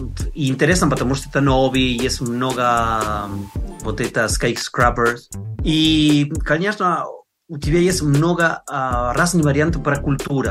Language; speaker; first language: Russian; non-native, learner; Spanish